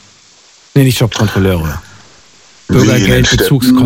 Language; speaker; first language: German; native; German